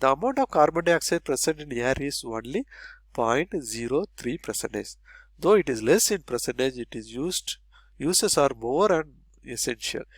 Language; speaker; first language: English; non-native, local second language; Tamil